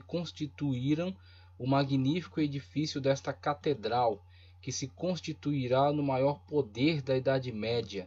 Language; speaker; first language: Portuguese; native; Portuguese